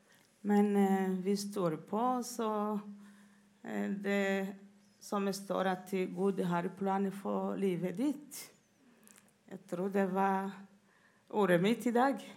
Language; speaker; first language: Norwegian; non-native, learner; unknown